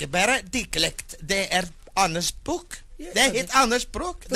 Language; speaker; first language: Norwegian; non-native, learner; Turkish